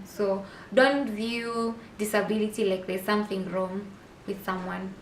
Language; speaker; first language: English; non-native, local second language; Swahili